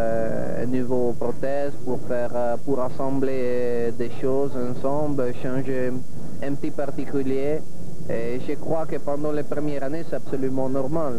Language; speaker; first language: French; non-native, fluent; Italian